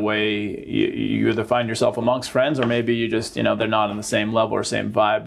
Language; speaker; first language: English; native; English